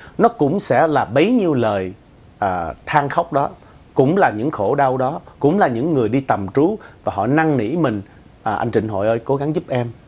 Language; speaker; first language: Vietnamese; early bilingual, other home language; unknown